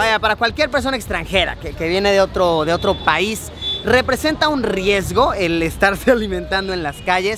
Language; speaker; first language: Spanish; native; Spanish